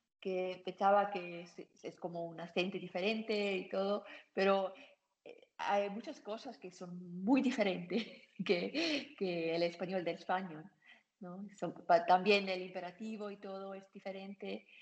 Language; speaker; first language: Spanish; non-native, learner; German